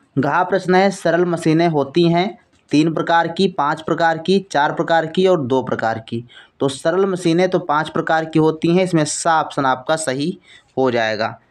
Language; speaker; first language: Hindi; native; Hindi